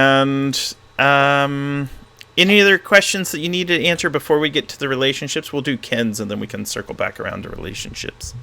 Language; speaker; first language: English; native; English